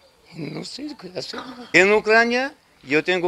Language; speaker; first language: Spanish; non-native, learner; Ukrainian